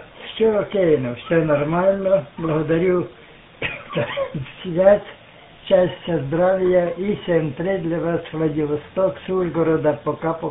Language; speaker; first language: Russian; non-native, local second language; Ukrainian